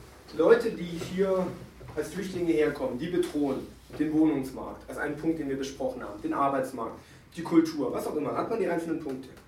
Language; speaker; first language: German; native; German